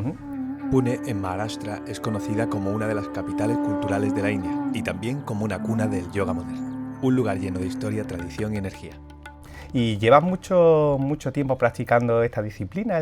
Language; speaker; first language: Spanish; native; Spanish